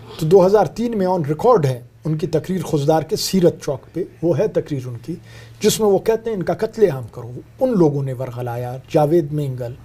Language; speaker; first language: Urdu; non-native, local second language; Brahui